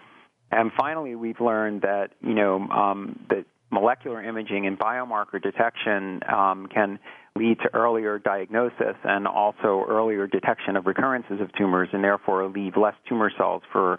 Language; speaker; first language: English; native; English